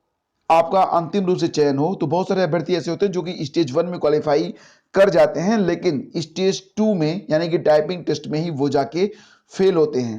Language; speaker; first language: Hindi; native; Hindi